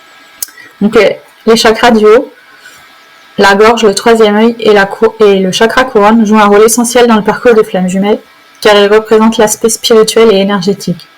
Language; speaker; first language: French; native; French